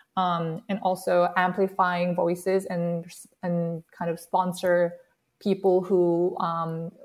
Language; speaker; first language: English; non-native, fluent; Korean